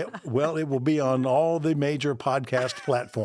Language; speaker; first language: English; native; English